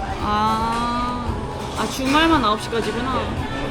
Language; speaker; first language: Korean; early bilingual, heritage; Korean